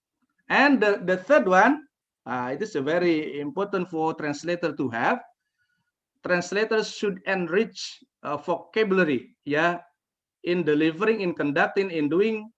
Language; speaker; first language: English; non-native, fluent; Indonesian